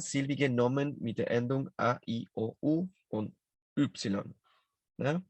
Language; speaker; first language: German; non-native, fluent; Spanish